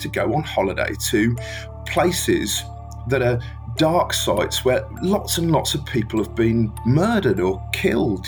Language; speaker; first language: English; native; English